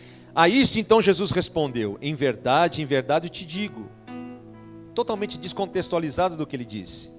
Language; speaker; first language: Portuguese; native; Portuguese